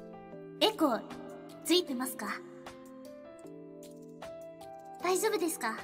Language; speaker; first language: Japanese; non-native, fluent; English